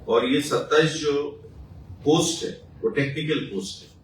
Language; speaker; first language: Hindi; non-native, local second language; Bangla